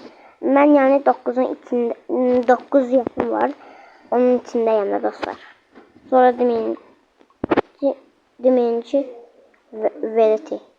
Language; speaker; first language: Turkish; non-native, learner; Azerbaijani